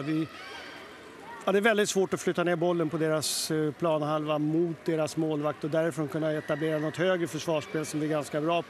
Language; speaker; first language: Swedish; native; Swedish